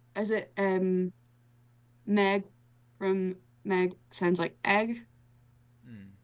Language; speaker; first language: English; native; English